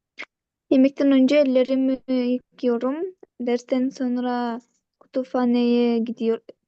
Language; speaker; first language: Turkish; non-native, learner; Kyrgyz